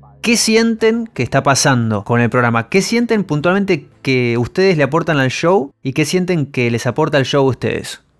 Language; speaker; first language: Spanish; native; Spanish